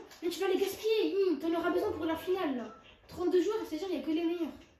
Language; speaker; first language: French; native; French